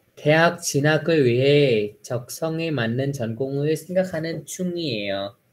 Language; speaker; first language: Korean; non-native, fluent; Vietnamese